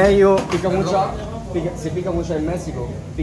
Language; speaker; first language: Spanish; non-native, learner; Italian